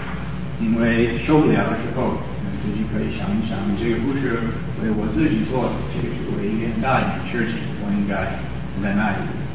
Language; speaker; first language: Chinese; non-native, fluent; English